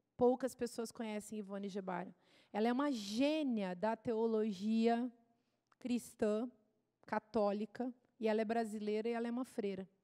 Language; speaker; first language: Portuguese; native; Portuguese